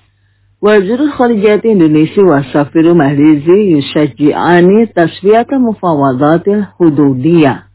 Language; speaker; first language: Arabic; non-native, fluent; Indonesian